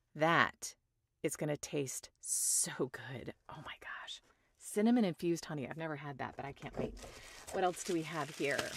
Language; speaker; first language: English; native; English